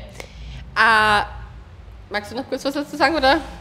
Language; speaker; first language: German; native; German